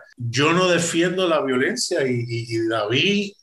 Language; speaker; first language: Spanish; native; Spanish